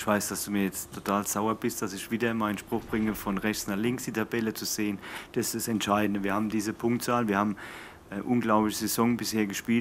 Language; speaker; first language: German; native; German